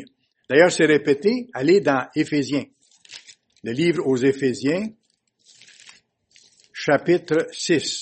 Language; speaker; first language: French; native; French